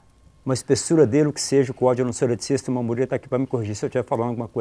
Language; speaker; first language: Portuguese; native; Portuguese